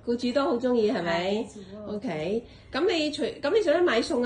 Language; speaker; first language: Cantonese; native; Cantonese